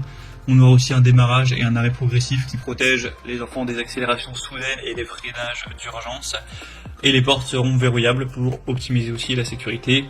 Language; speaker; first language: French; native; French